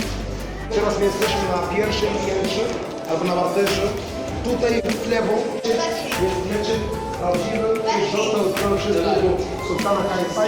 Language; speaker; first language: Polish; non-native, learner; Arabic